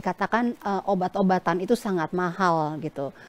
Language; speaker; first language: Indonesian; native; Indonesian